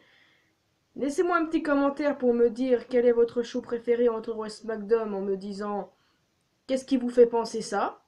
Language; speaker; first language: French; native; French